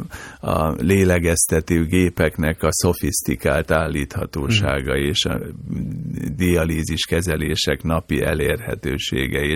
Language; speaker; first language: Hungarian; native; Hungarian